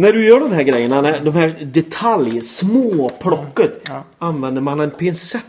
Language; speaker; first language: Swedish; native; Swedish